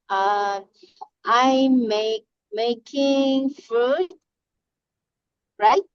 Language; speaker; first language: English; non-native, learner; Korean